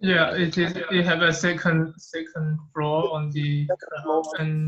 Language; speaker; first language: English; non-native, fluent; Chinese